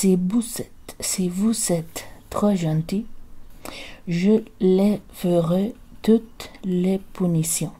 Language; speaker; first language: French; non-native, learner; Spanish